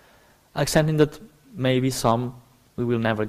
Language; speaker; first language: English; non-native, fluent; Spanish